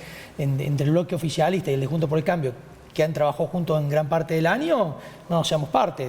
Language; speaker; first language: Spanish; native; Spanish